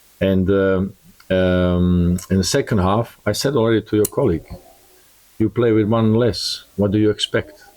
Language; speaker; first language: English; non-native, learner; Croatian